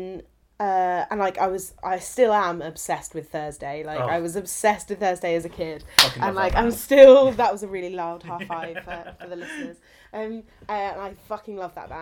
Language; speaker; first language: English; native; English